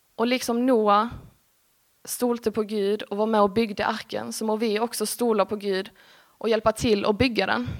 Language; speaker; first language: Swedish; native; Swedish